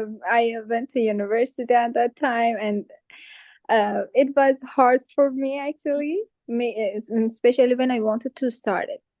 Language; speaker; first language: English; non-native, fluent; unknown